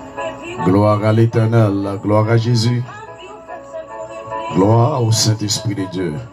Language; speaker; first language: French; non-native, local second language; Haitian Creole